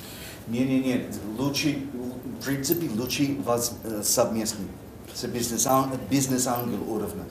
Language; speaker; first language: Russian; non-native, learner; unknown